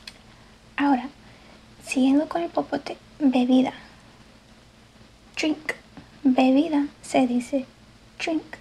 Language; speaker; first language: Spanish; early bilingual, heritage; English